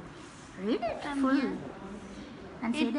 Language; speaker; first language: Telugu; non-native, local second language; Malayalam